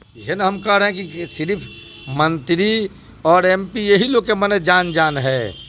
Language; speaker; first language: Hindi; native; Hindi